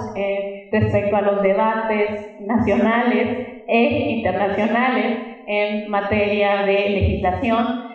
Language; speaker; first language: Spanish; native; Spanish